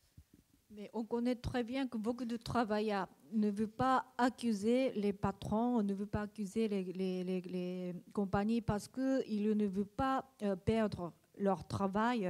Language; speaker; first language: French; non-native, learner; Japanese